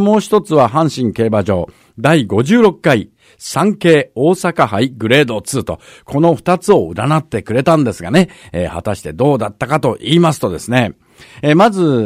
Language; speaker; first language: Japanese; native; Japanese